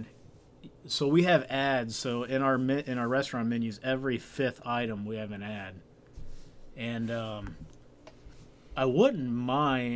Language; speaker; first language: English; native; English